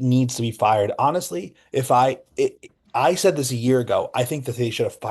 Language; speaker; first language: English; native; English